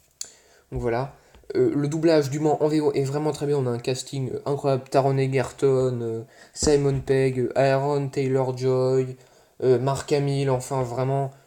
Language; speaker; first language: French; native; French